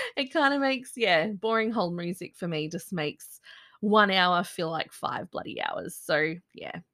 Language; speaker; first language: English; native; English